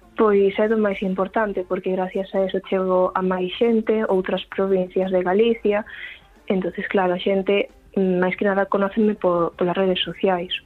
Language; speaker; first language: Galician; native; Galician